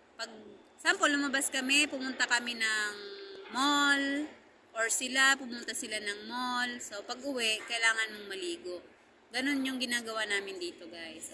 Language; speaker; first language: Filipino; native; Filipino